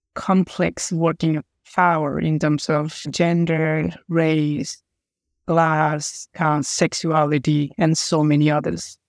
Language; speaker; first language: English; non-native, local second language; Nepali